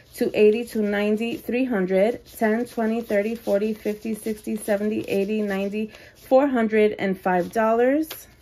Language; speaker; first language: English; native; English